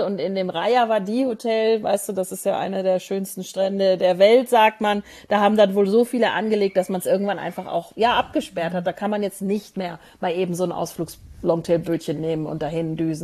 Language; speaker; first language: German; native; German